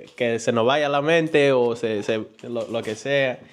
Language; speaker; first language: Spanish; early bilingual, heritage; Spanish